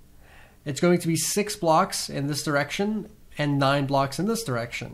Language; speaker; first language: English; native; English